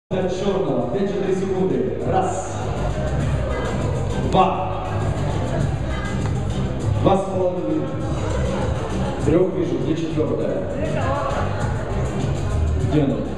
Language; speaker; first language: Russian; native; Russian